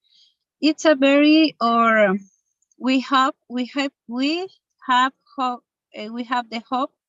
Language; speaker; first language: English; non-native, learner; Spanish